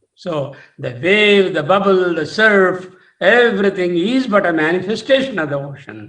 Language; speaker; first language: English; non-native, local second language; Telugu